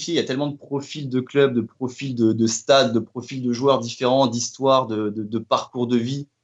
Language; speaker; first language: French; native; French